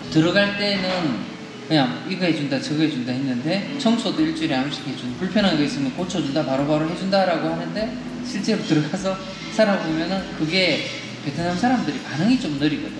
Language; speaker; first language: Korean; native; Korean